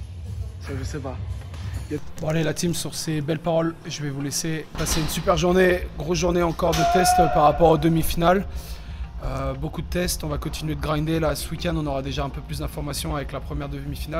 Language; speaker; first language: French; native; French